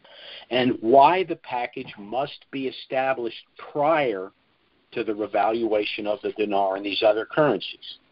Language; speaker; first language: English; native; English